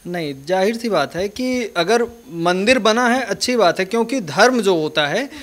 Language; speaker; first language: Hindi; native; Hindi